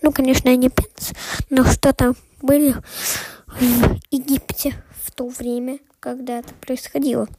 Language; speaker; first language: Russian; early bilingual, heritage; Russian